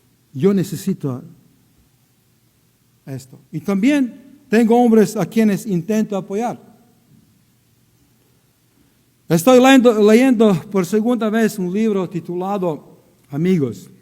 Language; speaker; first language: Spanish; non-native, learner; Croatian